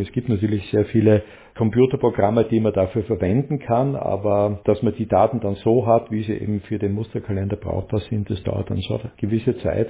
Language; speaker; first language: German; native; German